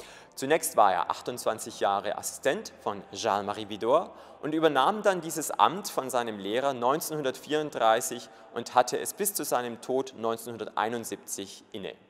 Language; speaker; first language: German; native; German